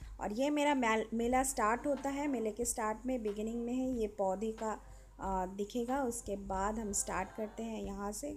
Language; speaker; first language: Hindi; non-native, local second language; Bangla